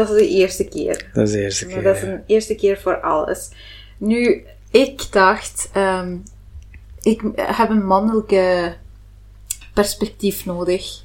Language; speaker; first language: Dutch; non-native, local second language; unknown